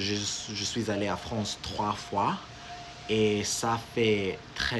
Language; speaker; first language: French; non-native, learner; Amharic